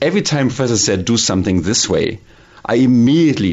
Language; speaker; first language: English; non-native, fluent; German